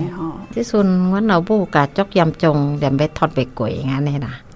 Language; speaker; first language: Min Nan Chinese; non-native, learner; Northeastern Thai